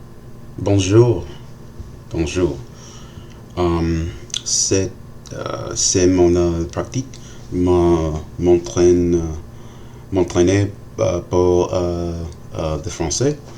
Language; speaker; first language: French; non-native, learner; English